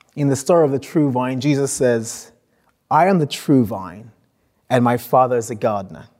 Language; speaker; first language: English; non-native, local second language; Akan